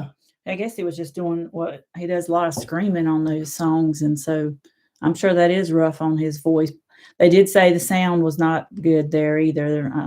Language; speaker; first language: English; native; English